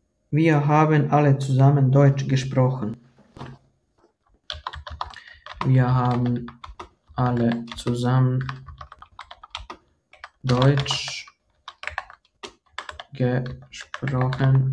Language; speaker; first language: German; non-native, fluent; Croatian